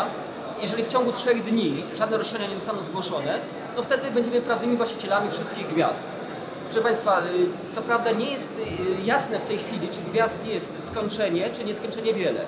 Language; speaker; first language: Polish; native; Polish